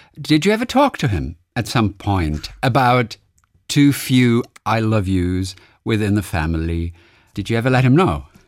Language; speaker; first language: English; non-native, fluent; German